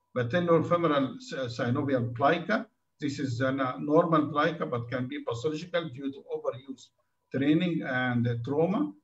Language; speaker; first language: English; non-native, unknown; Arabic